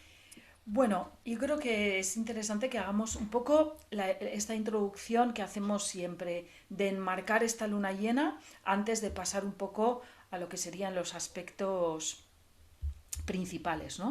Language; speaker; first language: Spanish; native; Spanish